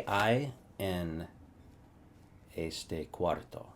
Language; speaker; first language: Spanish; non-native, fluent; English